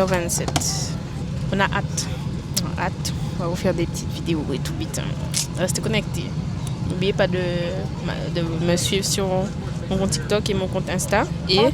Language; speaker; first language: French; native; French